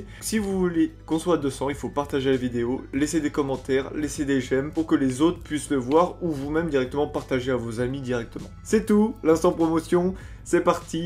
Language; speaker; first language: French; native; French